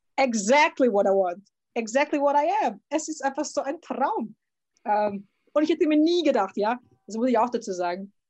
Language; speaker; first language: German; early bilingual, other home language; Serbian